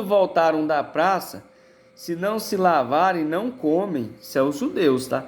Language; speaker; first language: Portuguese; native; Portuguese